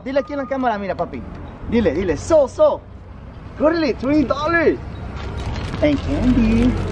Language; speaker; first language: Spanish; early bilingual, heritage; Spanish